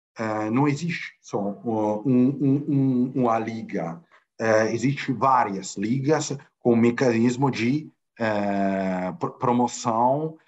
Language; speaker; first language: Portuguese; non-native, fluent; Italian